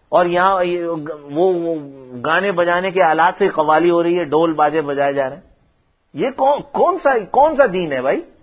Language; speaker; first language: Urdu; non-native, local second language; Punjabi